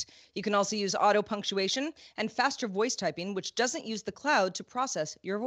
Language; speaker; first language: English; native; English